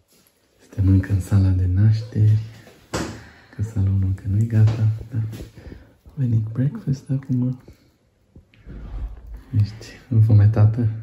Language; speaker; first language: Romanian; native; Romanian